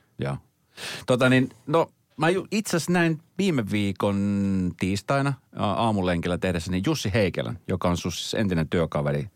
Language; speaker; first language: Finnish; native; Finnish